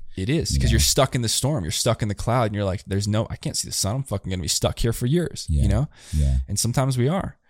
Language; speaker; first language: English; native; English